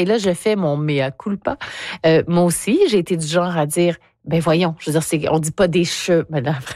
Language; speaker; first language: French; native; French